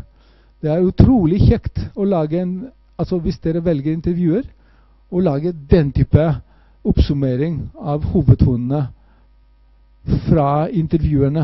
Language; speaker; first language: Norwegian; non-native, fluent; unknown